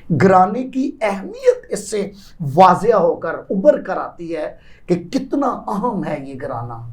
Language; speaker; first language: Urdu; non-native, local second language; Punjabi